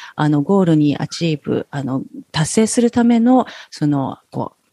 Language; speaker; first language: Japanese; native; Japanese